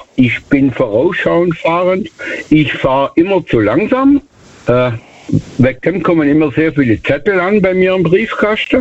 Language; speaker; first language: German; native; German